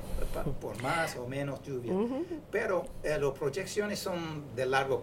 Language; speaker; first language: Spanish; non-native, fluent; English